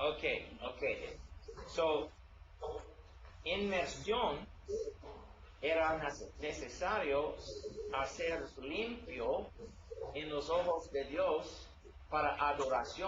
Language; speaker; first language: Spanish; non-native, learner; English